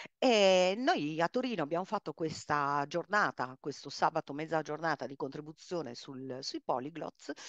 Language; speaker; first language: Italian; native; Italian